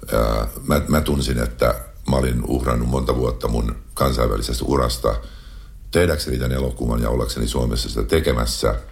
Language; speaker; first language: Finnish; native; Finnish